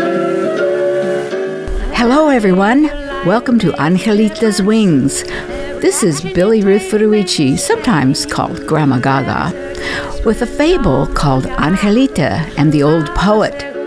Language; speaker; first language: English; native; English